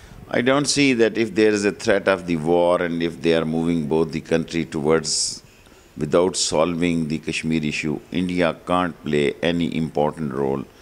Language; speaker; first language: English; non-native, local second language; Punjabi